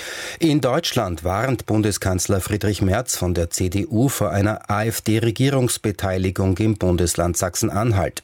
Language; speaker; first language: German; native; German